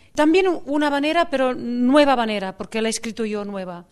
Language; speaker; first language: Spanish; non-native, local second language; Catalan